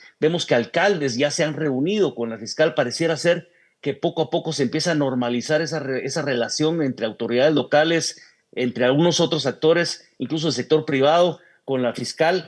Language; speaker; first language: Spanish; native; Spanish